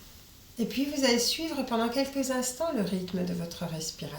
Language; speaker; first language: French; native; French